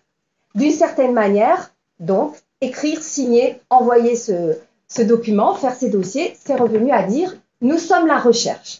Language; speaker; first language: French; native; French